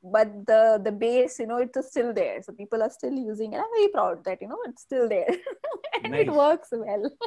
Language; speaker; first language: English; non-native, local second language; Malayalam